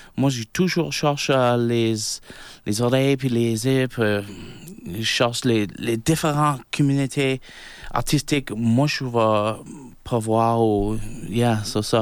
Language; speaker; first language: French; non-native, local second language; English